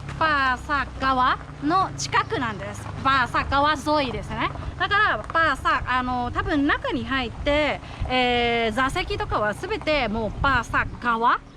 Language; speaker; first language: Japanese; non-native, fluent; Thai